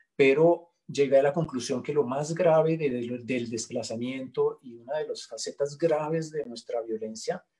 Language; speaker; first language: Spanish; native; Spanish